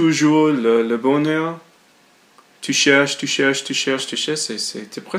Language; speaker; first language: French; non-native, learner; English